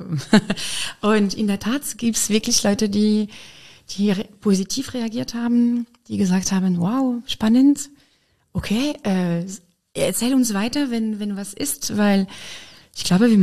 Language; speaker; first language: German; non-native, fluent; French